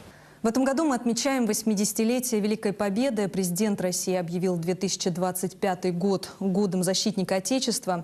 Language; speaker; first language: Russian; native; Russian